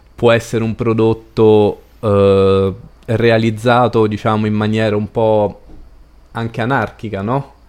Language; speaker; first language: Italian; native; Italian